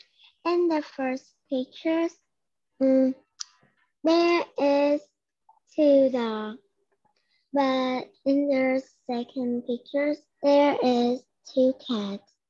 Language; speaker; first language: English; non-native, learner; Vietnamese